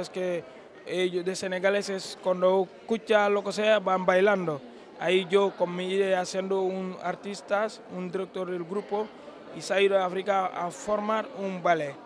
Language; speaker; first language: Spanish; non-native, learner; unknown